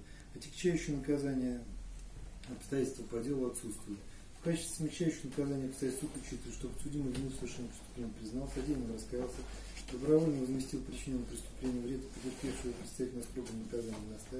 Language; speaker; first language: Russian; native; Russian